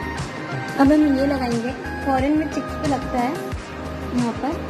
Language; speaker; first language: Hindi; native; Hindi